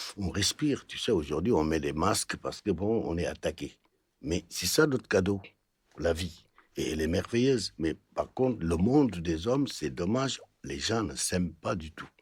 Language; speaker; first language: French; non-native, local second language; Wolof